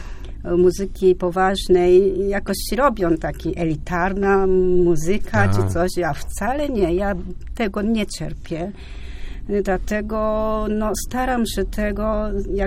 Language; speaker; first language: Polish; non-native, fluent; Japanese